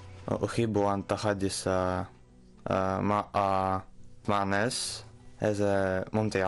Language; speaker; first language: Arabic; non-native, learner; Russian